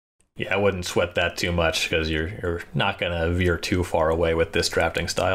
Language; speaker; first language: English; native; English